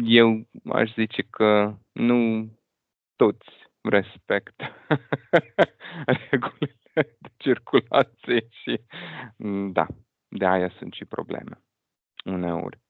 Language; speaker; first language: Romanian; non-native, fluent; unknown